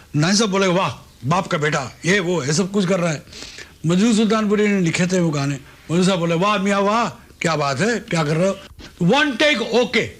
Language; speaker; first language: Hindi; non-native, local second language; Bangla